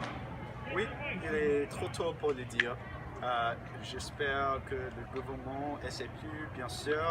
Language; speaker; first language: French; non-native, learner; English